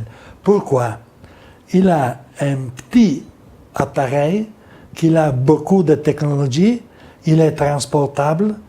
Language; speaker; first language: French; non-native, learner; Italian